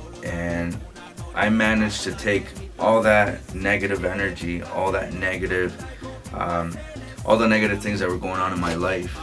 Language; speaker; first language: English; early bilingual, other home language; Spanish